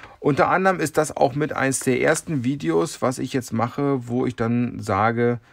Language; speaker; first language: German; native; German